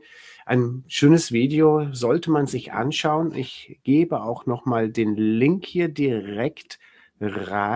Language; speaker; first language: German; native; German